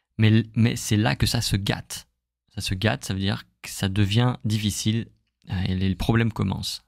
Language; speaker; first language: French; native; French